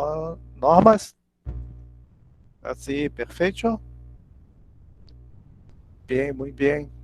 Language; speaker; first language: Spanish; non-native, learner; Portuguese